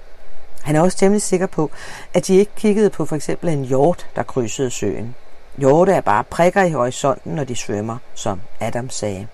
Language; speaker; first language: Danish; native; Danish